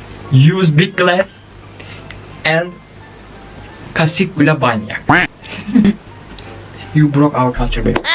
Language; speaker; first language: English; non-native, learner; Turkish